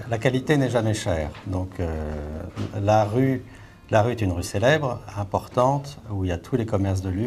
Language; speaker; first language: French; native; French